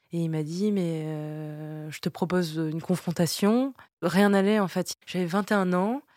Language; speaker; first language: French; early bilingual, other home language; Vietnamese